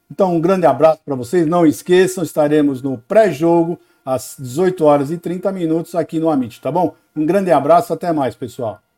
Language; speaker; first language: Portuguese; native; Portuguese